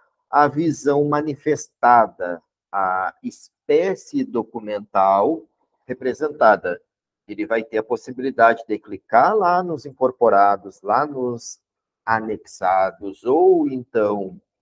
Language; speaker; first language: Portuguese; native; Portuguese